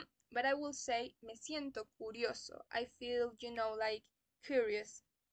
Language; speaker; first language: English; non-native, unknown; Spanish